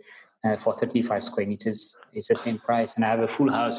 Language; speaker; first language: English; non-native, fluent; French